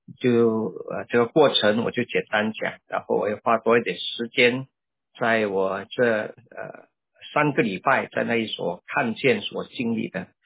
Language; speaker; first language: Chinese; native; Chinese